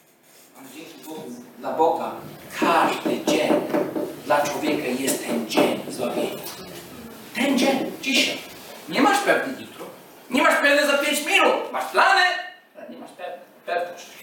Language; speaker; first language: Polish; non-native, fluent; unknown